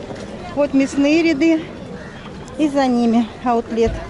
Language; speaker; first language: Russian; native; Russian